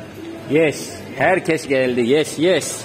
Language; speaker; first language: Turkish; non-native, learner; Russian